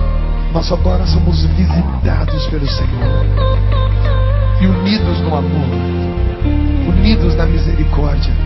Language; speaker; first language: Portuguese; native; Portuguese